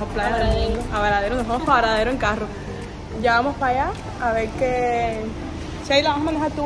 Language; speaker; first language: Spanish; native; Spanish